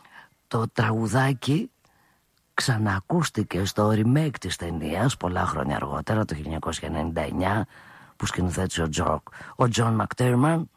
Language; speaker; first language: Greek; native; Greek